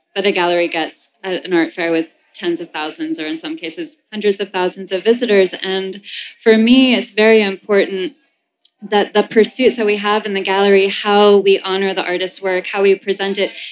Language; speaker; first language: English; native; English